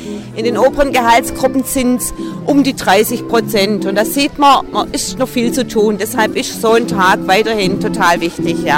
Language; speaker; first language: German; native; German